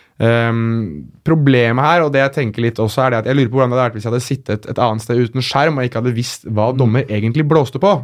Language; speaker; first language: Norwegian; early bilingual, other home language; Arabic